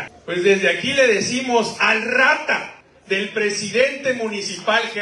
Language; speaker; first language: Spanish; native; Spanish